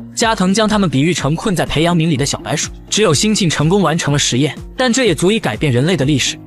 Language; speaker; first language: Chinese; native; Chinese